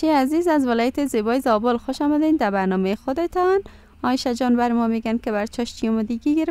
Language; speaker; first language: Persian; native; Persian